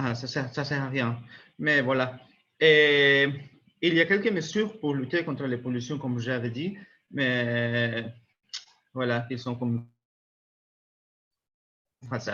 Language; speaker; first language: French; non-native, learner; Spanish